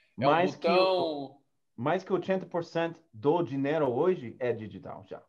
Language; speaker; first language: Portuguese; non-native, learner; English